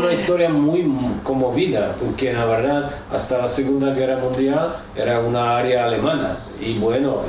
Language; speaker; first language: Spanish; non-native, fluent; Czech